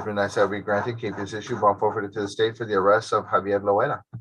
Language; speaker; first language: English; native; English